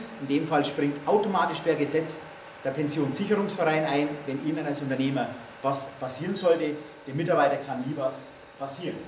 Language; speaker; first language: German; native; German